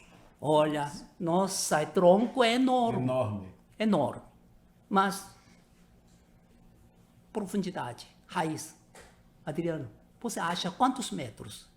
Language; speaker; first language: Portuguese; non-native, learner; Korean